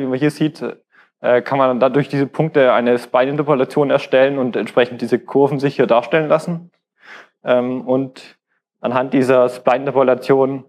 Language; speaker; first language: German; native; German